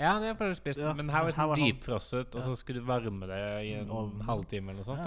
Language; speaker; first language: Norwegian; native; Norwegian